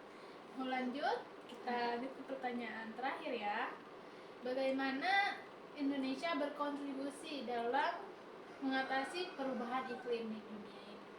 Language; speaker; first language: Indonesian; native; Indonesian